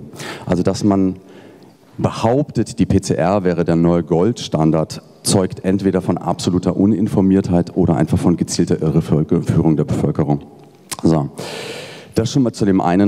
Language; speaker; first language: German; native; German